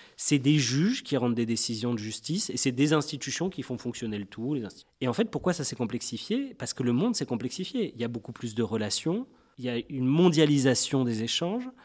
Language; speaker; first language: French; native; French